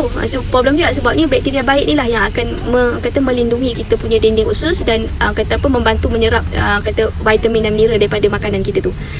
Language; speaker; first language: Malay; native; Malay